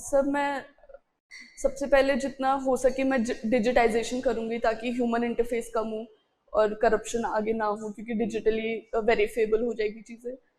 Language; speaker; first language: Hindi; native; Hindi